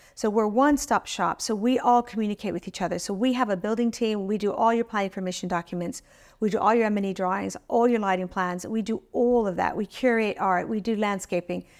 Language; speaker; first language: English; early bilingual, other home language; Italian